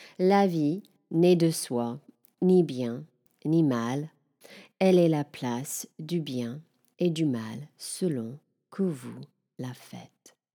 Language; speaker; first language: French; non-native, fluent; English